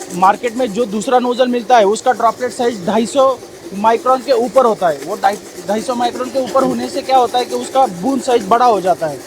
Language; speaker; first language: Hindi; non-native, local second language; Marathi